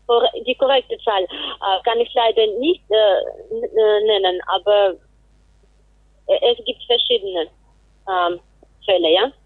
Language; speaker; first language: German; non-native, fluent; Russian